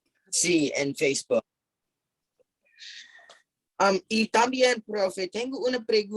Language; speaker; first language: Spanish; non-native, fluent; English